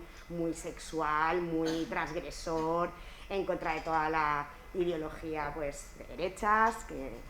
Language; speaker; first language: Spanish; native; Spanish